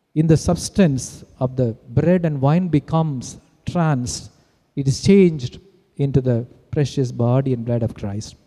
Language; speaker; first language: English; non-native, local second language; Tamil